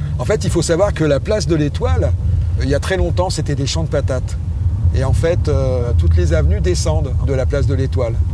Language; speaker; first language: French; native; French